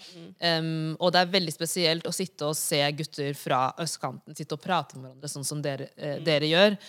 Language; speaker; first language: Norwegian; early bilingual, other home language; Wolof